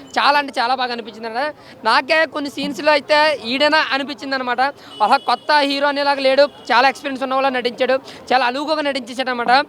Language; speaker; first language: Telugu; native; Telugu